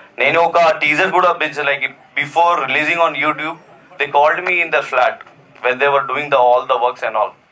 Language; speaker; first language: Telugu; non-native, learner; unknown